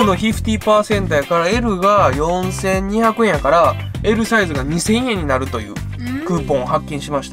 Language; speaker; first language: Japanese; native; Japanese